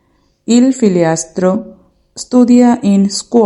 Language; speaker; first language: Italian; non-native, fluent; Bangla